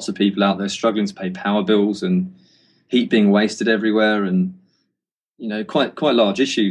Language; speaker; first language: English; native; English